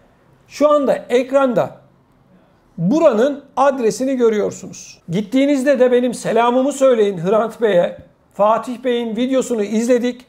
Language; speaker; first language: Turkish; native; Turkish